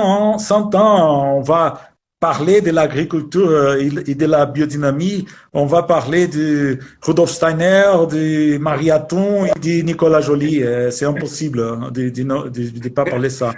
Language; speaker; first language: French; non-native, learner; Portuguese